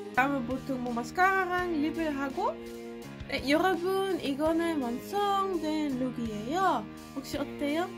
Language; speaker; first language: Korean; non-native, fluent; Dutch